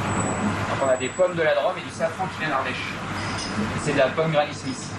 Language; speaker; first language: French; native; French